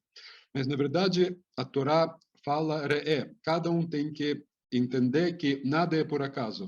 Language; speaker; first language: Portuguese; non-native, fluent; Hebrew